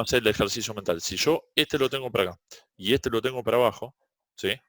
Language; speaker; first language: Spanish; native; Spanish